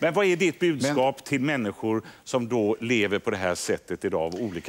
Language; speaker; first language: Swedish; native; Swedish